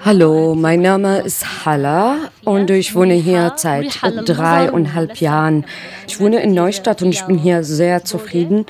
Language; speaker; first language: German; non-native, learner; Arabic